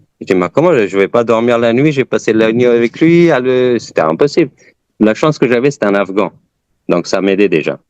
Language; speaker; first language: French; early bilingual, other home language; Persian